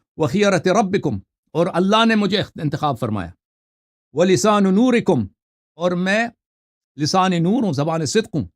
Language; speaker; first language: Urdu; non-native, fluent; Persian